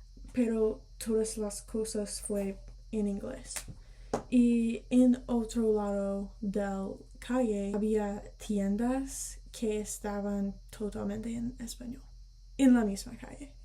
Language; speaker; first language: Spanish; early bilingual, heritage; Spanish